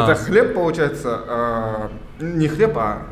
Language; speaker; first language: Russian; native; Russian